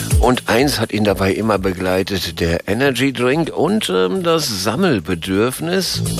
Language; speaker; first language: German; native; German